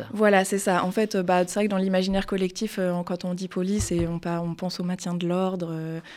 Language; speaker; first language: French; native; French